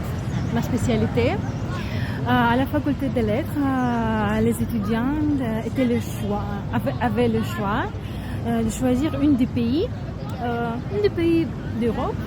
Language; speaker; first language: French; non-native, learner; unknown